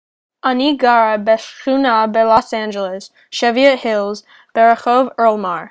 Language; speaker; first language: Hebrew; non-native, learner; English